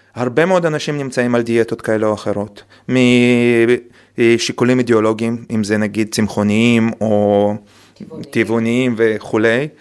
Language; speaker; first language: Hebrew; non-native, fluent; Russian